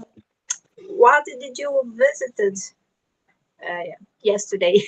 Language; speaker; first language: English; non-native, learner; Portuguese